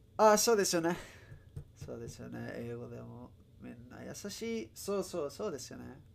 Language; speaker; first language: Japanese; non-native, learner; Spanish